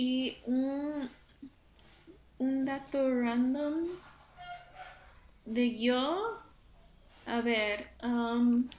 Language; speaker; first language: Spanish; early bilingual, heritage; Spanish